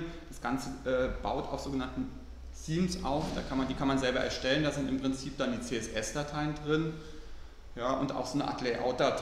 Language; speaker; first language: German; native; German